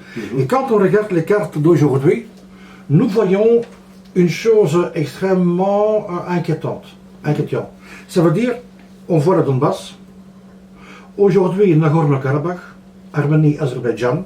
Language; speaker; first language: French; non-native, local second language; Dutch